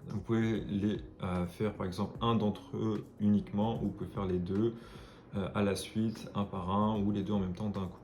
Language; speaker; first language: French; native; French